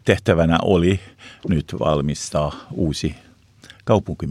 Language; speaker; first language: Finnish; non-native, local second language; Swedish